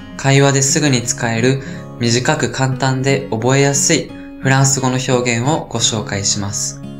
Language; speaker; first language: Japanese; native; Japanese